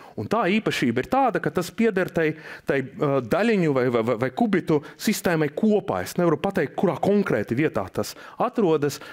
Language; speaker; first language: Latvian; non-native, local second language; Russian